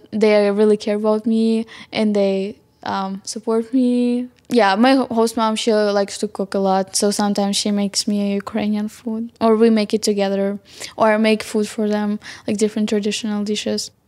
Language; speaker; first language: English; non-native, fluent; Ukrainian